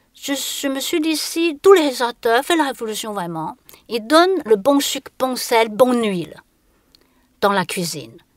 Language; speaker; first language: French; non-native, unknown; Chinese